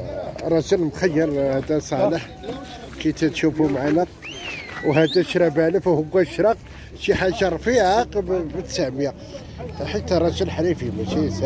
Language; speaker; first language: Arabic; native; Arabic